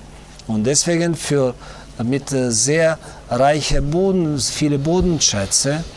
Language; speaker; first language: German; non-native, fluent; Tajik